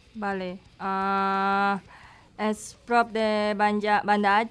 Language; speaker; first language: Catalan; non-native, fluent; Indonesian